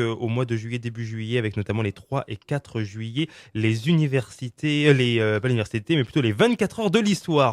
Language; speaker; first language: French; native; French